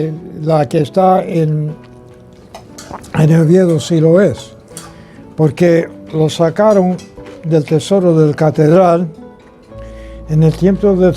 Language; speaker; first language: Spanish; non-native, fluent; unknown